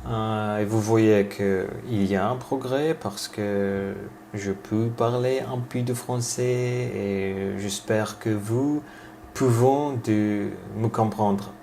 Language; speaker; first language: French; non-native, learner; Russian